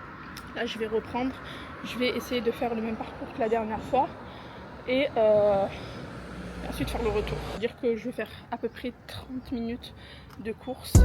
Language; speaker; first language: French; native; French